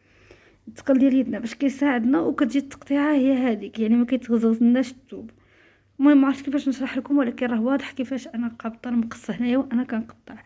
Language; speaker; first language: Arabic; native; Arabic